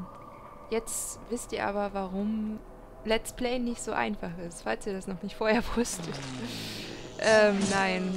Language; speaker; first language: German; native; German